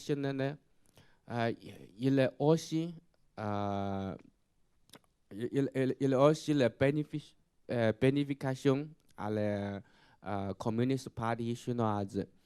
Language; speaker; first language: French; non-native, learner; Chinese